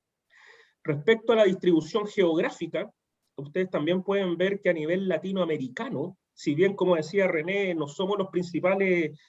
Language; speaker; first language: Spanish; native; Spanish